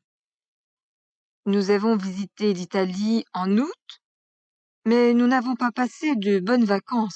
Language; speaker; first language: French; native; French